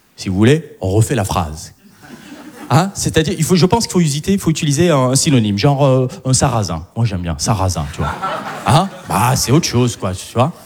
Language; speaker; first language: French; early bilingual, other home language; Arabic